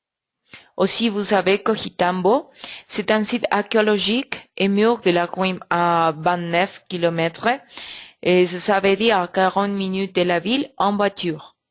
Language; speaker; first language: French; non-native, learner; Spanish